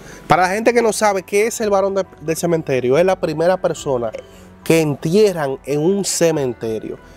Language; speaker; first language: Spanish; native; Spanish